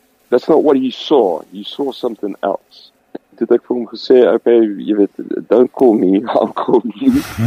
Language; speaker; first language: English; non-native, local second language; Afrikaans